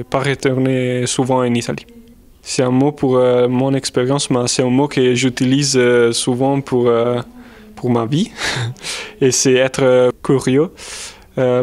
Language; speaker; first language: French; non-native, fluent; Italian